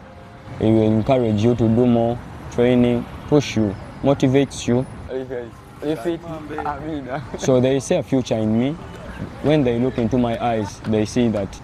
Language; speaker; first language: English; non-native, local second language; Ganda